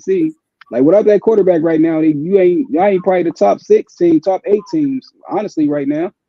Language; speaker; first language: English; native; English